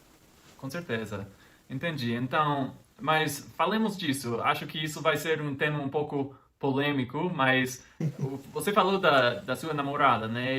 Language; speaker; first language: Portuguese; non-native, fluent; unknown